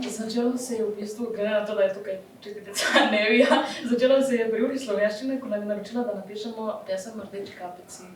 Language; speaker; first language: Slovenian; early bilingual, other home language; Bosnian